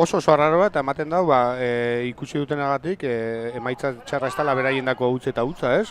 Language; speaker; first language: Basque; native; Basque